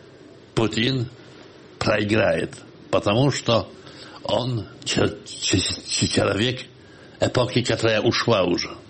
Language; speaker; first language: Russian; non-native, fluent; Polish